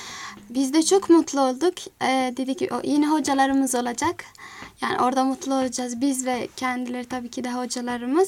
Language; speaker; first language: Turkish; early bilingual, other home language; Azerbaijani